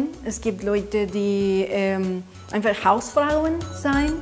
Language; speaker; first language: German; non-native, learner; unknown